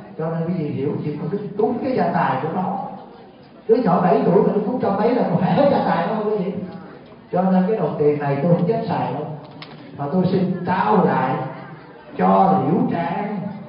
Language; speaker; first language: Vietnamese; native; Vietnamese